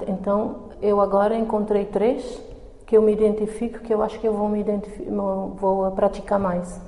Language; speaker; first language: Portuguese; non-native, local second language; Kabuverdianu